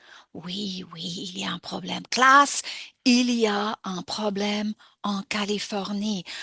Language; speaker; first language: French; non-native, fluent; English